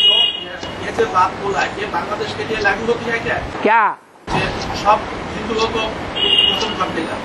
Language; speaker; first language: Hindi; non-native, learner; Bangla